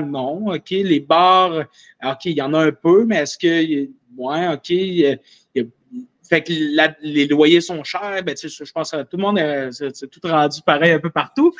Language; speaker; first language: French; native; French